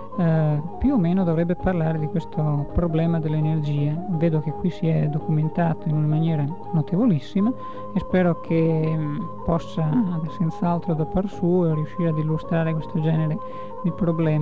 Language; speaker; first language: Italian; native; Italian